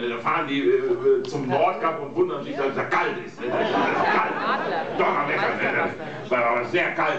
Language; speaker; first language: German; native; German